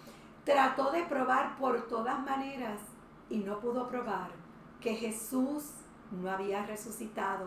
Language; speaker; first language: Spanish; native; Spanish